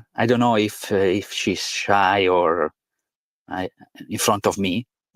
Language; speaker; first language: English; non-native, learner; Italian